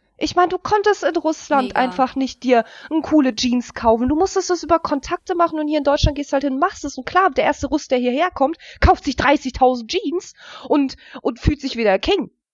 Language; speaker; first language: German; early bilingual, other home language; Russian